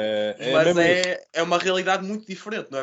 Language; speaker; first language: Portuguese; native; Portuguese